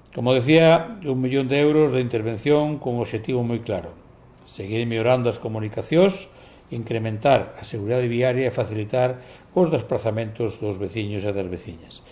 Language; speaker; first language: Galician; native; Galician